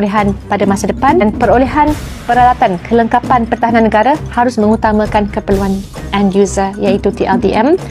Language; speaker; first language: Malay; native; Malay